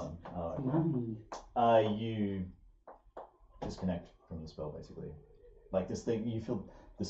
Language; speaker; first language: English; native; English